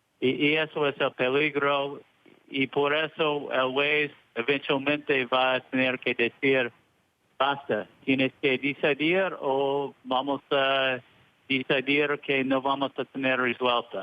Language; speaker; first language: Spanish; early bilingual, heritage; Spanish